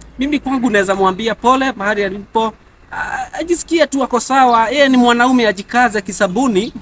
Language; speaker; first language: Swahili; non-native, local second language; Kikuyu